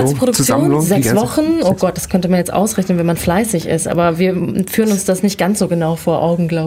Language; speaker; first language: German; native; German